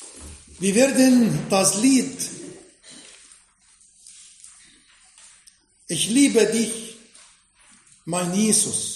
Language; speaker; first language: German; non-native, fluent; Arabic